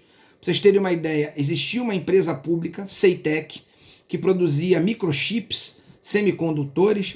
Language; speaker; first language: Portuguese; native; Portuguese